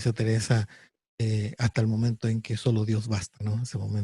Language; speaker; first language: Spanish; native; Spanish